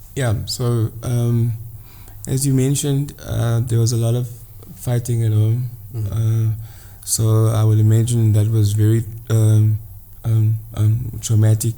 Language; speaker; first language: English; non-native, local second language; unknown